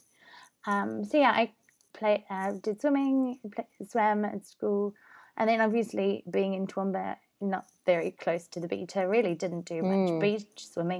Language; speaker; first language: English; native; English